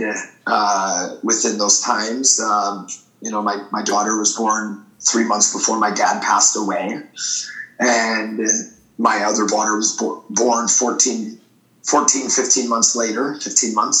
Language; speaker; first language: English; native; English